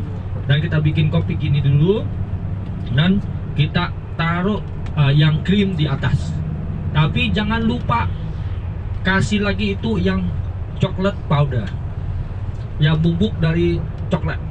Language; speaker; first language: Indonesian; non-native, learner; Vietnamese